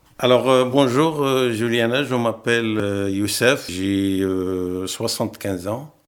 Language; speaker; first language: French; non-native, fluent; Arabic